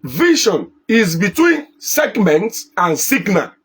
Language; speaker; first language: English; non-native, local second language; Yoruba